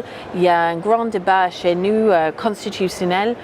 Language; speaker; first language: French; non-native, fluent; English